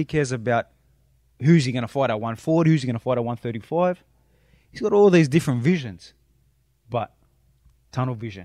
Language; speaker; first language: English; native; English